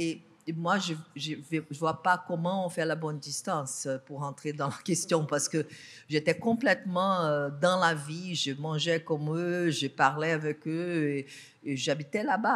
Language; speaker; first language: French; non-native, fluent; Portuguese